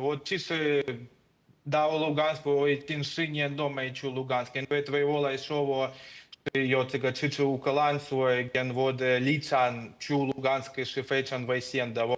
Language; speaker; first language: Chinese; non-native, fluent; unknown